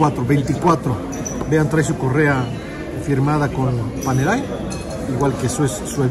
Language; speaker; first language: Spanish; native; Spanish